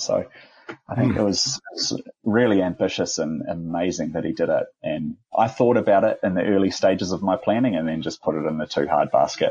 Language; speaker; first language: English; native; English